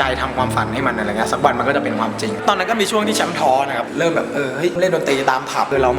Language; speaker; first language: Thai; native; Thai